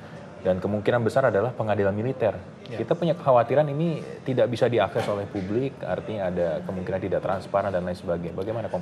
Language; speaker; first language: Indonesian; native; Indonesian